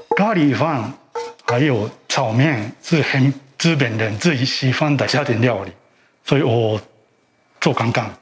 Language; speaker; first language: Chinese; non-native, learner; Japanese